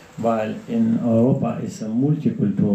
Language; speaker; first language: German; non-native, learner; Russian